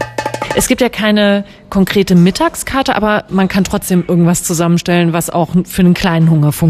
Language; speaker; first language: German; native; German